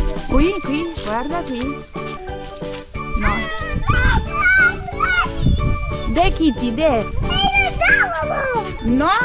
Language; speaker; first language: Italian; non-native, learner; Russian